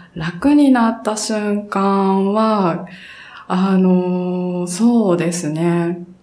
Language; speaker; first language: Japanese; native; Japanese